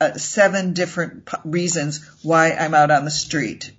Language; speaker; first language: English; native; English